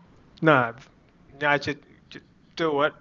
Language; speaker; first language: English; non-native, fluent; Vietnamese